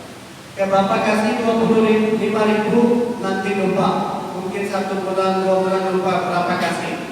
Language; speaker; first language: Indonesian; non-native, learner; Urdu